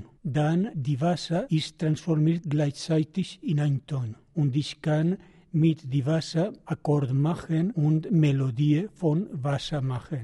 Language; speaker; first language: German; non-native, learner; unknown